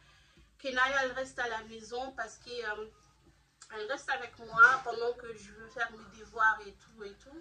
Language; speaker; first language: French; non-native, local second language; Lingala